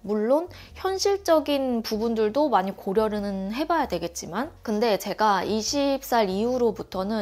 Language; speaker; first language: Korean; native; Korean